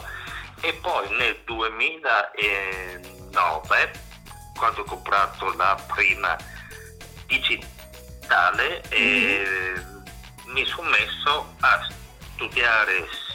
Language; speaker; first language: Italian; native; Italian